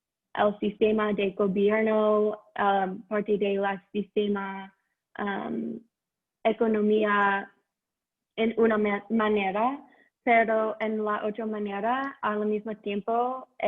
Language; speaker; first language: Spanish; non-native, learner; English